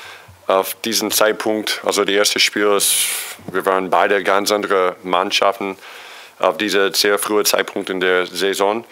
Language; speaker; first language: German; non-native, fluent; English